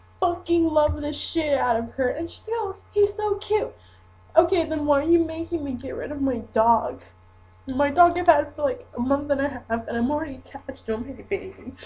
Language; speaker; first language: English; native; English